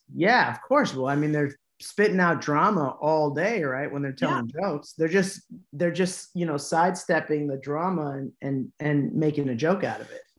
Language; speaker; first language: English; native; English